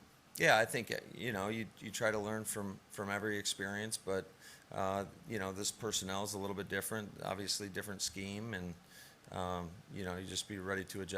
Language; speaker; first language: English; native; English